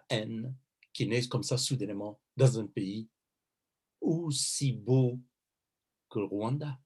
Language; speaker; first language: French; non-native, fluent; Persian